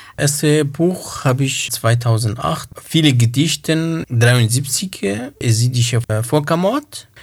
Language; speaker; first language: German; non-native, learner; Kurdish